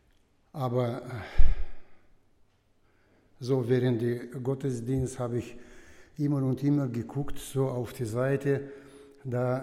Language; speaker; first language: German; non-native, fluent; Russian